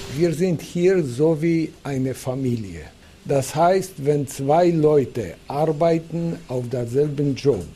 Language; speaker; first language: German; non-native, fluent; Romanian